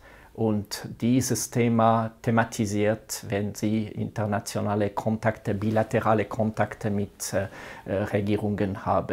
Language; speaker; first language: German; non-native, local second language; French